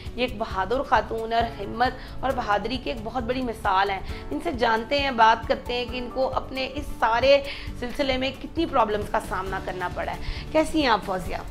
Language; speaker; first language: Urdu; native; Urdu